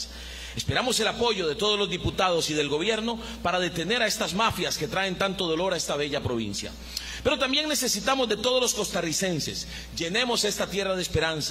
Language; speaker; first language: Spanish; native; Spanish